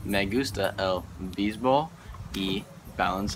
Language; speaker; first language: Spanish; non-native, learner; English